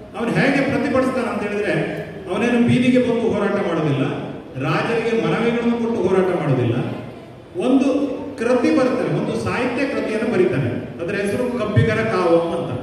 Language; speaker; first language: Kannada; native; Kannada